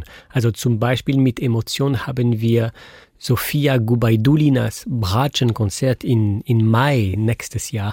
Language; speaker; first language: German; non-native, fluent; French